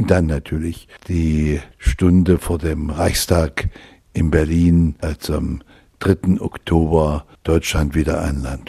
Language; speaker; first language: German; native; German